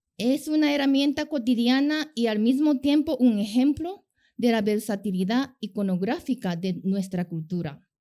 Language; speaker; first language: Spanish; non-native, fluent; Japanese